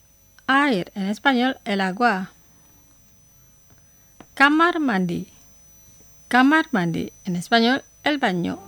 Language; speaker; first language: Spanish; non-native, fluent; Indonesian